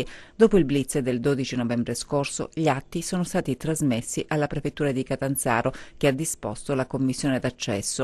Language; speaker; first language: Italian; native; Italian